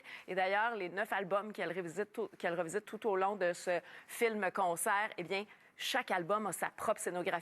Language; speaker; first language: French; native; French